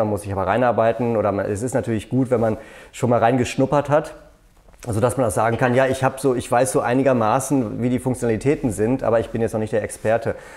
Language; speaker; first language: German; native; German